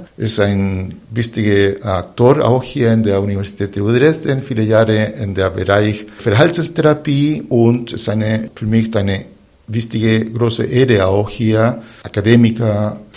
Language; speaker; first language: German; non-native, fluent; Spanish